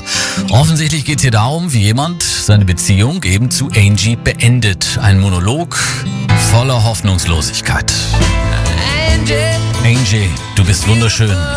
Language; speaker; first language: German; native; German